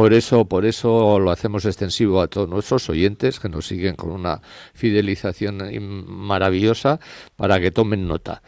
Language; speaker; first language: Spanish; native; Spanish